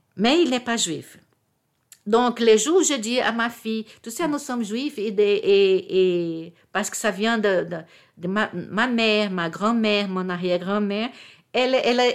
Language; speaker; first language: French; non-native, fluent; Portuguese